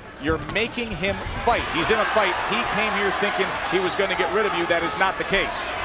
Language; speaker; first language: English; native; English